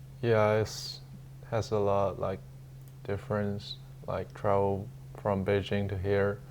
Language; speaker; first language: English; non-native, learner; Chinese